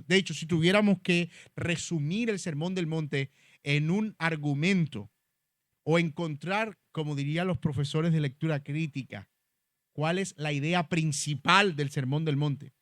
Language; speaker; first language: Spanish; native; Spanish